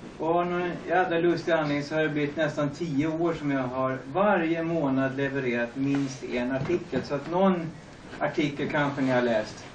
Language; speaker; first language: Swedish; early bilingual, other home language; German